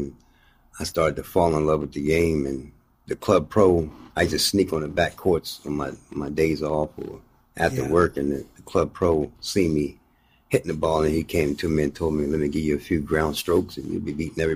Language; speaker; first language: English; native; English